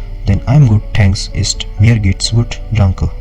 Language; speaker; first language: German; non-native, learner; Marathi